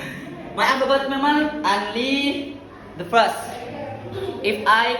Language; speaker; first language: English; non-native, learner; Indonesian